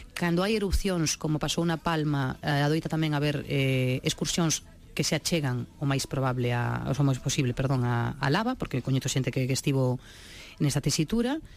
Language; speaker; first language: Galician; non-native, local second language; Spanish